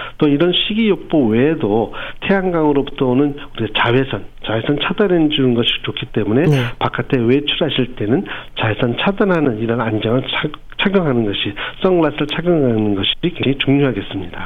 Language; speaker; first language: Korean; native; Korean